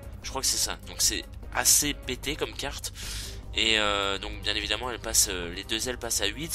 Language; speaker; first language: French; native; French